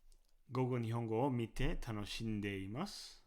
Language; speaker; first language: Japanese; non-native, fluent; English